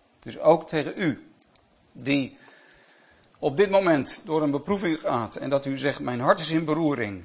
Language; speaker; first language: Dutch; native; Dutch